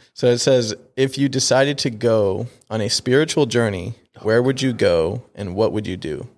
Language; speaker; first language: English; native; English